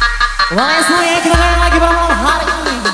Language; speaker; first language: Indonesian; native; Indonesian